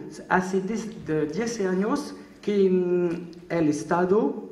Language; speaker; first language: Spanish; non-native, learner; French